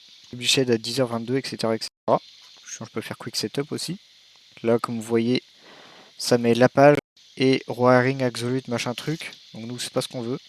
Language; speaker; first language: French; native; French